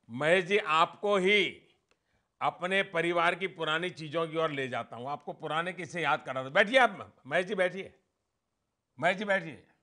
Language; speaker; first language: Hindi; non-native, local second language; Gujarati